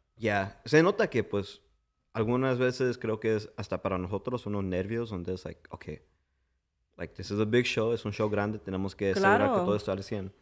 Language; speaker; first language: Spanish; early bilingual, heritage; English